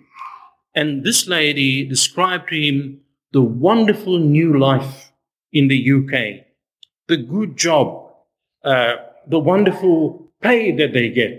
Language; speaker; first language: English; native; English